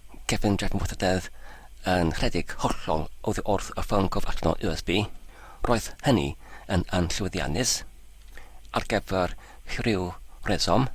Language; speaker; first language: Welsh; non-native, learner; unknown